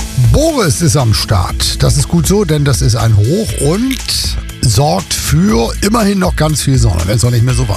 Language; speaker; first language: German; native; German